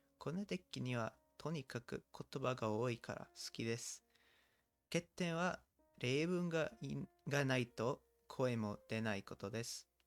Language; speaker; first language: Japanese; non-native, learner; English